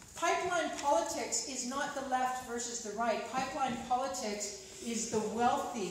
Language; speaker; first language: English; native; English